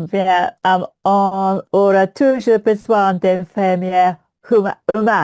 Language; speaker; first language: French; non-native, learner; English